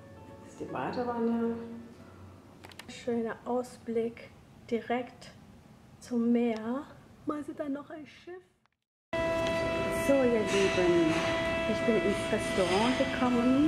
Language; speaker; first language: German; non-native, fluent; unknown